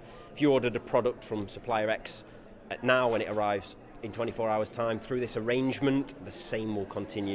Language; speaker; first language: English; native; English